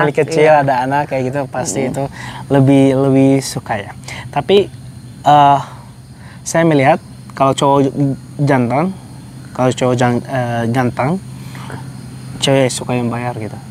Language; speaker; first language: Indonesian; non-native, fluent; Arabic